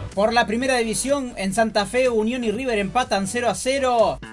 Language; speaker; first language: Spanish; native; Spanish